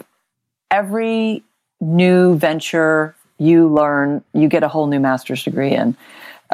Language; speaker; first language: English; native; English